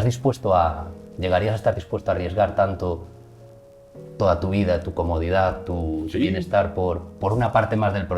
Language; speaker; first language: Spanish; native; Spanish